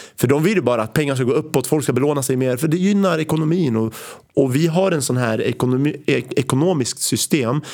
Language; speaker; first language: Swedish; early bilingual, other home language; Arabic